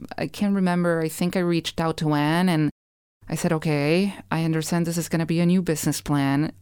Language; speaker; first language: English; non-native, fluent; Spanish